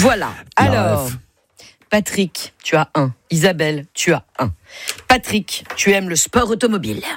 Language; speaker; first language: French; native; French